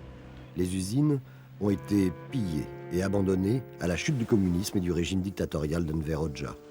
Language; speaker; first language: French; native; French